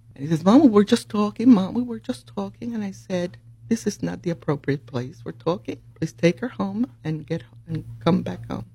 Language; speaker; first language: English; early bilingual, other home language; Spanish